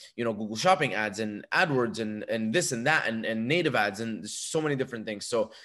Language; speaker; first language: English; non-native, fluent; Arabic